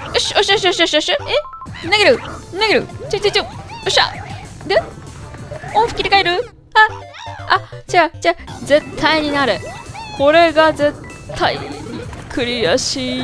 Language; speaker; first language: Japanese; native; Japanese